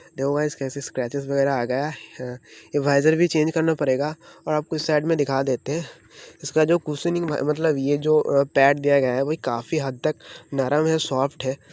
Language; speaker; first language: Hindi; non-native, local second language; Bangla